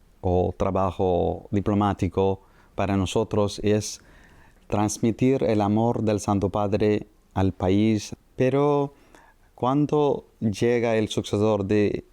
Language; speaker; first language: Spanish; non-native, fluent; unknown